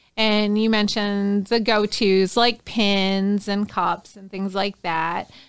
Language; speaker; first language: English; native; English